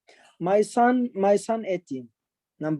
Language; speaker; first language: English; non-native, learner; Arabic